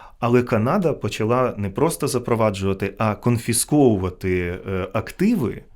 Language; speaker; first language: Ukrainian; native; Ukrainian